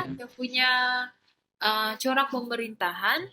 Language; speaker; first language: Malay; native; Malay